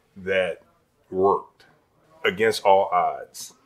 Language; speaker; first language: English; native; English